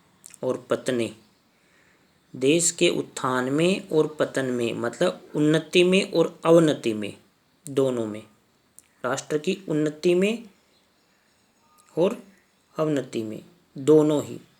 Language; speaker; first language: Hindi; native; Hindi